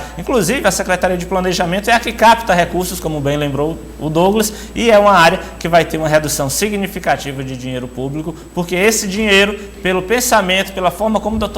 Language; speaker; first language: Portuguese; native; Portuguese